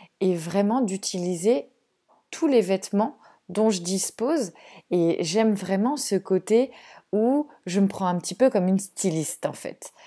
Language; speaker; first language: French; native; French